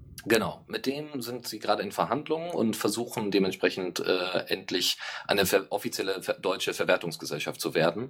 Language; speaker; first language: German; native; German